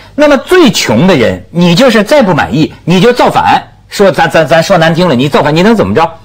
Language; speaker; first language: Chinese; native; Chinese